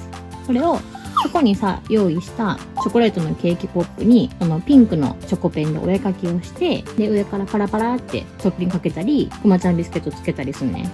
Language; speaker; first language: Japanese; native; Japanese